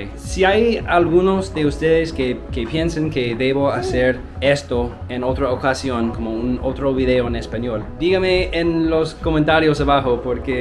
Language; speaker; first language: Spanish; non-native, learner; English